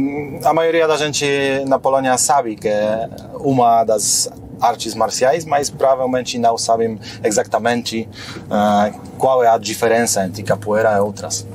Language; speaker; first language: Portuguese; non-native, fluent; Polish